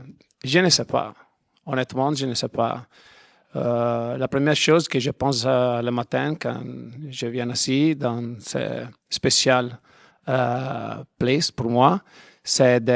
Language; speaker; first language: French; non-native, learner; Italian